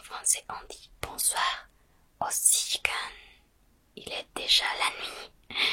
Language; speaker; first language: French; non-native, fluent; Spanish